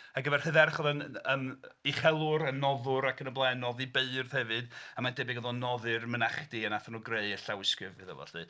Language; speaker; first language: Welsh; native; Welsh